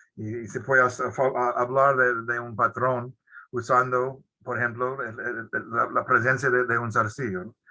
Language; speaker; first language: Spanish; non-native, fluent; English